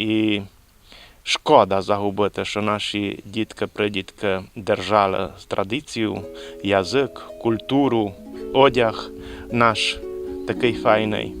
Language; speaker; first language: Ukrainian; early bilingual, heritage; Rusyn